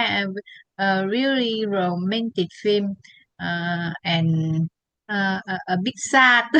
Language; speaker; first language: English; non-native, learner; Vietnamese